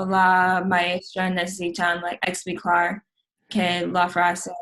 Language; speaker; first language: Spanish; non-native, learner; English